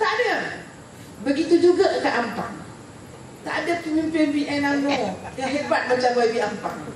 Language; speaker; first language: Malay; native; Malay